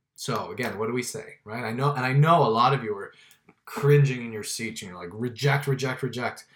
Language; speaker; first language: English; native; English